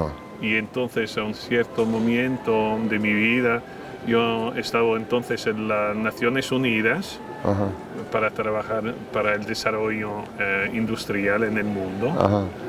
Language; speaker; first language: Spanish; non-native, fluent; French